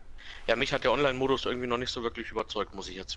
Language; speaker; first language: German; native; German